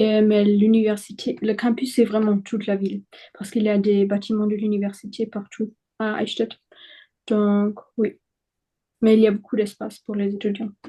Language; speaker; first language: French; non-native, fluent; German